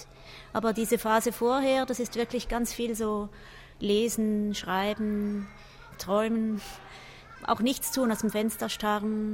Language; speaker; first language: German; native; German